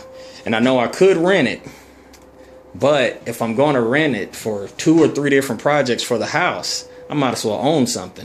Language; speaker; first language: English; native; English